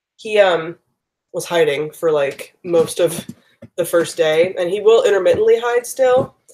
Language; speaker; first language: English; native; English